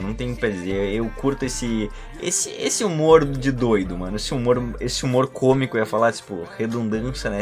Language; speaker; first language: Portuguese; native; Portuguese